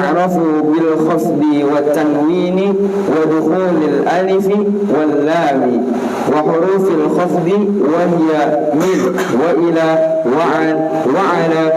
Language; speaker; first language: Arabic; non-native, learner; Indonesian